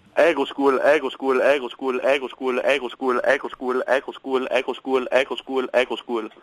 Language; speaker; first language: Danish; native; Danish